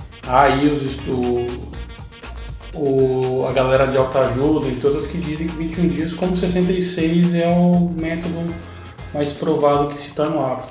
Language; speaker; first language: Portuguese; native; Portuguese